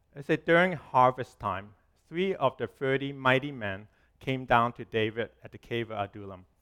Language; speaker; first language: English; non-native, local second language; Cantonese